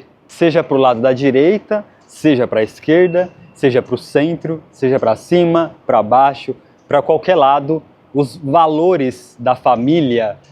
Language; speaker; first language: Portuguese; native; Portuguese